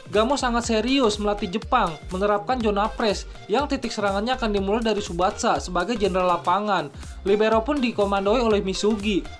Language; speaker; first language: Indonesian; native; Indonesian